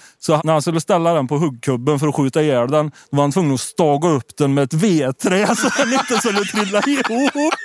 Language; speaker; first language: Swedish; native; Swedish